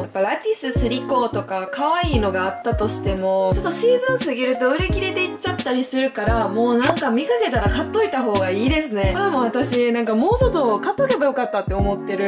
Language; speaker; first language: Japanese; native; Japanese